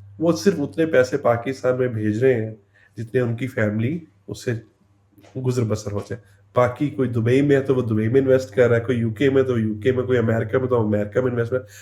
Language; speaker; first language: Urdu; native; Urdu